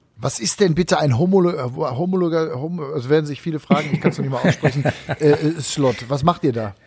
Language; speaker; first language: German; native; German